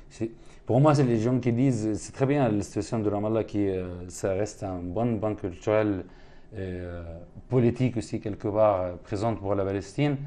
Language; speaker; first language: French; non-native, fluent; Arabic